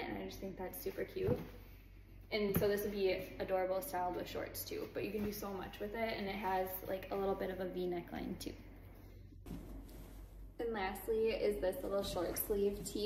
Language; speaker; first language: English; native; English